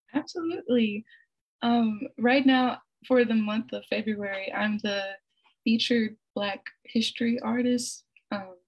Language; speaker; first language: English; native; English